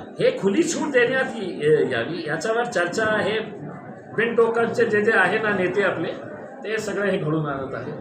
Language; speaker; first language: Marathi; non-native, local second language; Urdu